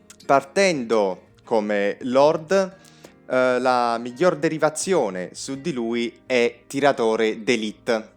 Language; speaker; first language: Italian; native; Italian